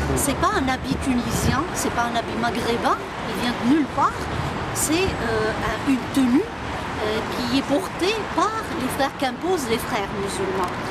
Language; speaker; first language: French; non-native, local second language; Arabic